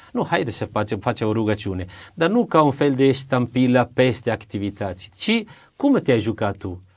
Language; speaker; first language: Romanian; non-native, fluent; Italian